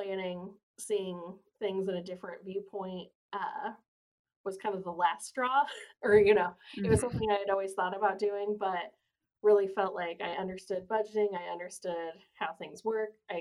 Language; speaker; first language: English; native; English